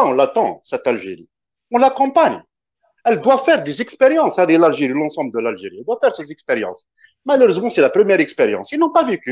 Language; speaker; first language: French; non-native, local second language; Kabyle